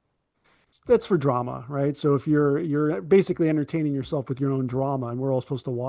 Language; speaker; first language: English; native; English